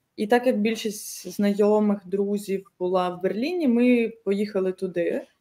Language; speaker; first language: Ukrainian; native; Ukrainian